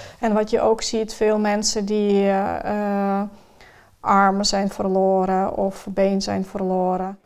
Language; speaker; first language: Dutch; non-native, fluent; Ukrainian